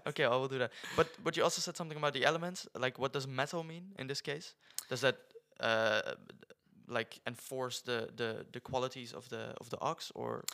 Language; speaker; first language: English; non-native, fluent; Dutch